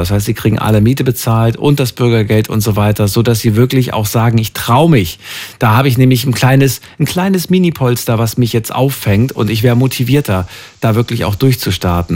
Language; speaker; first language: German; native; German